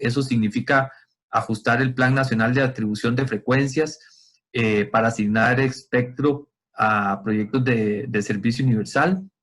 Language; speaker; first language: Spanish; native; Spanish